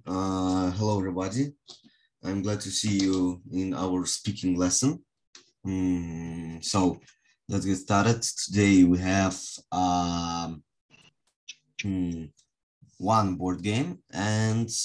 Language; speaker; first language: English; non-native, fluent; Russian